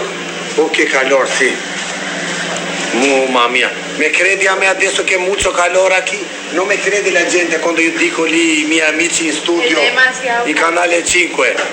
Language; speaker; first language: Italian; non-native, learner; Albanian